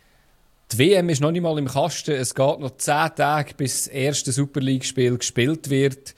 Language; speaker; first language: German; native; German